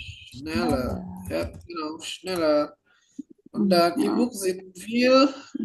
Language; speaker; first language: German; non-native, fluent; Indonesian